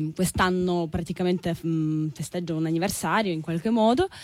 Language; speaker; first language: Italian; native; Italian